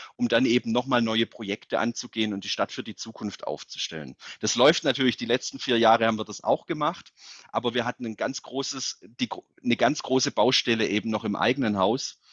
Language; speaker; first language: German; native; German